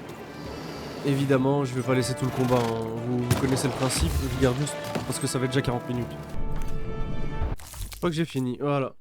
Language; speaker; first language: French; native; French